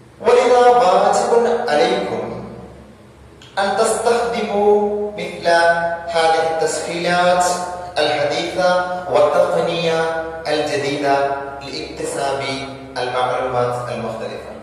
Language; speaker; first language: Arabic; non-native, fluent; Malayalam